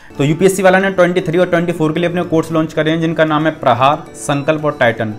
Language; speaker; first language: Hindi; native; Hindi